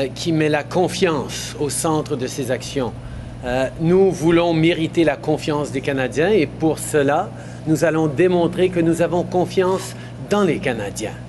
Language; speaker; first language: French; native; French